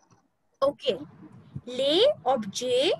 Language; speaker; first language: French; non-native, learner; Hindi